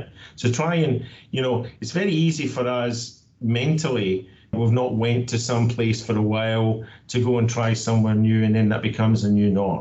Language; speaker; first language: English; native; English